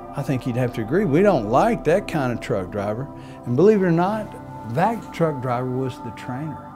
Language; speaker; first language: English; native; English